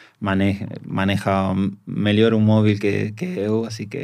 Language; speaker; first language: Portuguese; non-native, learner; Spanish